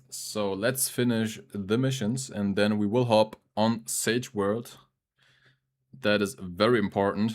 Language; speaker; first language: English; non-native, fluent; German